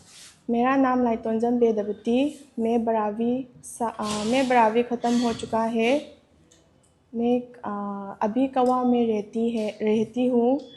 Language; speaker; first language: Hindi; non-native, learner; Manipuri